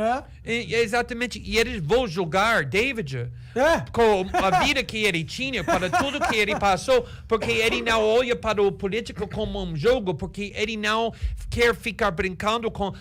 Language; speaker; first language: Portuguese; non-native, fluent; English